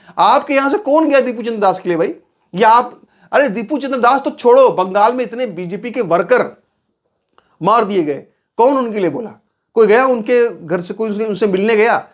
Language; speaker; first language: Hindi; native; Hindi